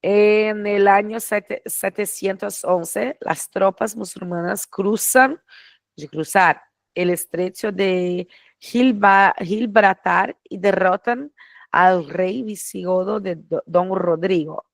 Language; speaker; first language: Spanish; non-native, fluent; Portuguese